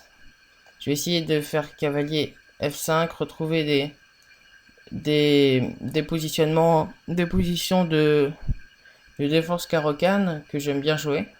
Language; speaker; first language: French; native; French